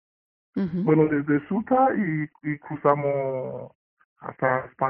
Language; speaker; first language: Spanish; non-native, learner; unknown